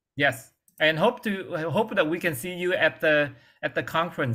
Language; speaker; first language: English; non-native, learner; Vietnamese